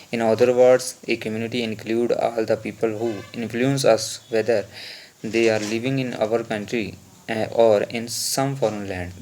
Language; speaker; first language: English; non-native, local second language; Punjabi